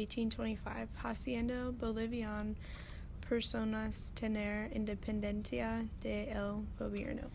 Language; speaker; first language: Spanish; non-native, learner; English